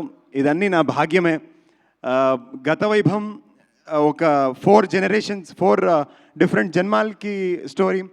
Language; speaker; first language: Telugu; non-native, learner; Kannada